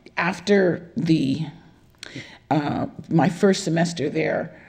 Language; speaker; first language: English; native; English